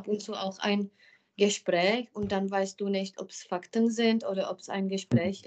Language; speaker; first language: German; non-native, fluent; Czech